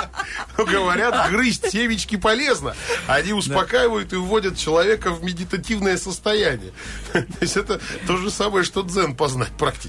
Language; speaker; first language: Russian; native; Russian